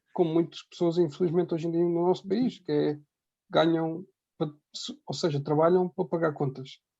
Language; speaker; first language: Portuguese; native; Portuguese